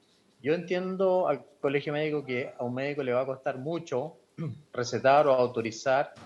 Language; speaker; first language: Spanish; native; Spanish